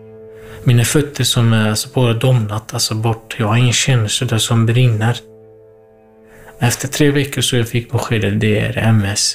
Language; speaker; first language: Swedish; non-native, learner; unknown